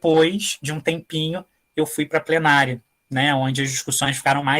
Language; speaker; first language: Portuguese; native; Portuguese